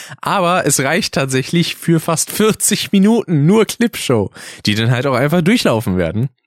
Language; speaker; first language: German; native; German